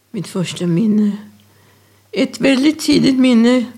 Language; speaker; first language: Swedish; early bilingual, other home language; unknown